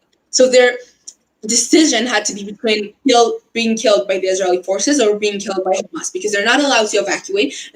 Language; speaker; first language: English; non-native, fluent; Hebrew